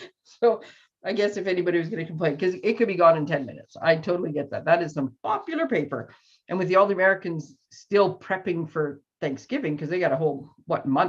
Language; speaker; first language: English; native; English